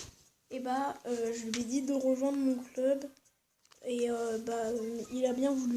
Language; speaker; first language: French; native; French